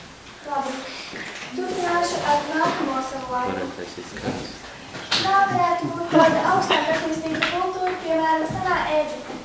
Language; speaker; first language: Latvian; native; Latvian